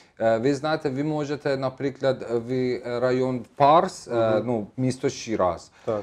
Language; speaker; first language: Ukrainian; non-native, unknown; Persian